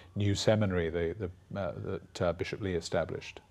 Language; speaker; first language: English; native; English